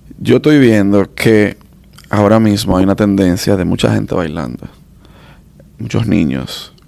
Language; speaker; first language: Spanish; native; Spanish